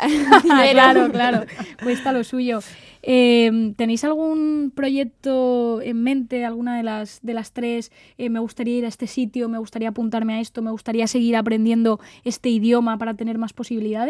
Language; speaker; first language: Spanish; native; Spanish